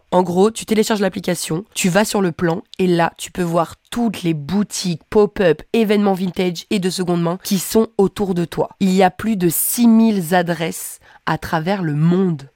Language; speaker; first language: French; native; French